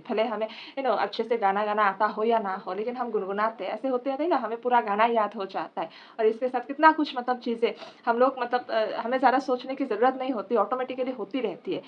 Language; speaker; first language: Hindi; non-native, local second language; Assamese